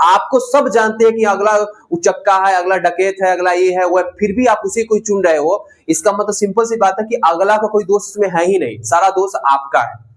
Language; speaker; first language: Hindi; native; Hindi